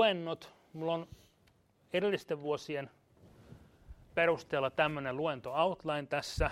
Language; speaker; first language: Finnish; native; Finnish